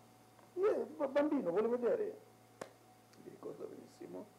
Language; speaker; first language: Italian; non-native, local second language; Arabic